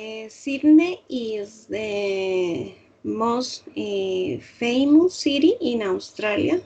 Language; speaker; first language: English; non-native, learner; Spanish